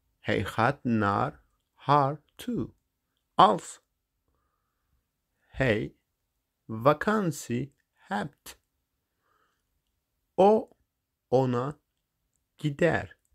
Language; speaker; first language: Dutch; non-native, learner; Turkish